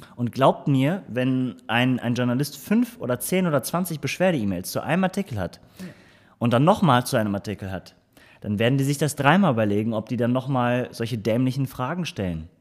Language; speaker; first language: German; early bilingual, other home language; Turkish